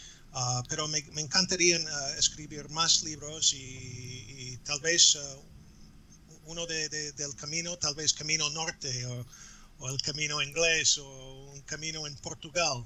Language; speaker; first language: Spanish; non-native, fluent; English